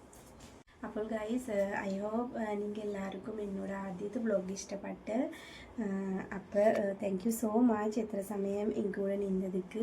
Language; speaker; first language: Malayalam; non-native, learner; Tamil